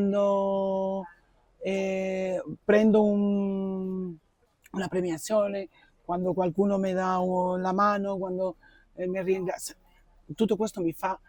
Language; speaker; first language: Italian; non-native, fluent; Spanish